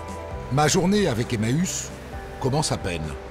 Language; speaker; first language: French; native; French